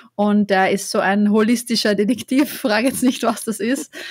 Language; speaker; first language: German; native; German